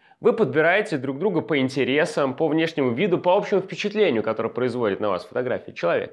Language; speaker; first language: Russian; native; Russian